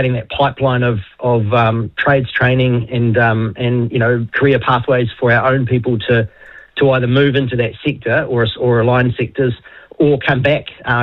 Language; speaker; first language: English; native; English